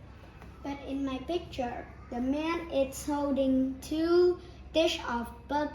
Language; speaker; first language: English; non-native, learner; Vietnamese